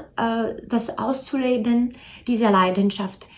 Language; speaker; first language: German; non-native, learner; Czech